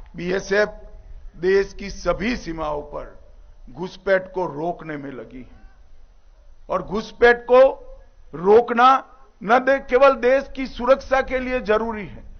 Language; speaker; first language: Hindi; non-native, local second language; Gujarati